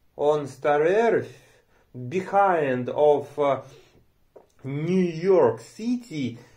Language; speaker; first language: English; non-native, learner; Romanian